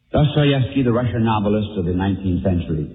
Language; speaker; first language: English; native; English